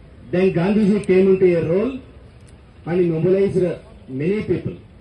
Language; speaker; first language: English; non-native, local second language; Telugu